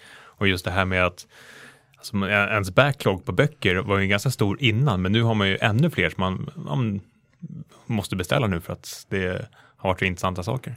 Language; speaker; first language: Swedish; native; Swedish